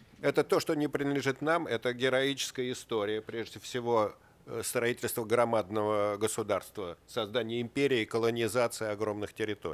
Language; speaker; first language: Russian; native; Russian